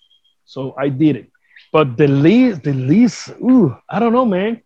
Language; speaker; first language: English; non-native, learner; Spanish